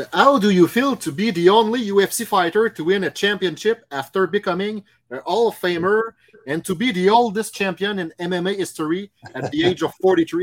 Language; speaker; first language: English; non-native, local second language; French